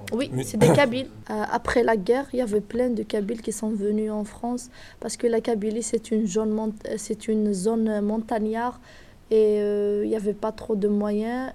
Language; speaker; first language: French; non-native, local second language; Kabyle